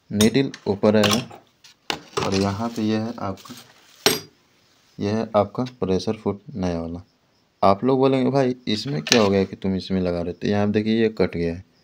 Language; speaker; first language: Hindi; native; Hindi